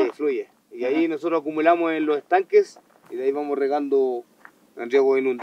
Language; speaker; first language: Spanish; native; Spanish